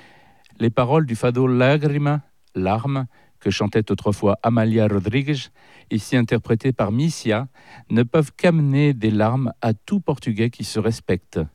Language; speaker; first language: French; native; French